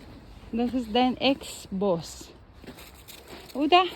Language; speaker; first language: German; non-native, learner; Filipino